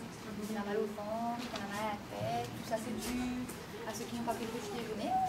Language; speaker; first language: French; native; French